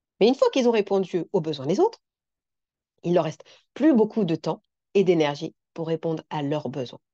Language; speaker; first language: French; native; French